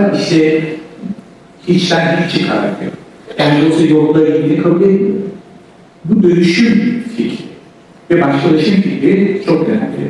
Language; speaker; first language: Turkish; native; Turkish